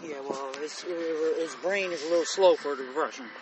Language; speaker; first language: English; native; English